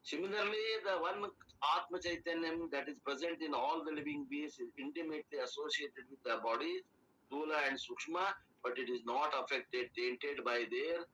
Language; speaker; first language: English; non-native, local second language; Kannada